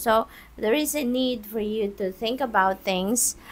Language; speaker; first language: English; non-native, local second language; Filipino